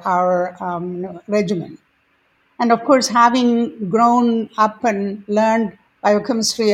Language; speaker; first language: English; non-native, local second language; Malayalam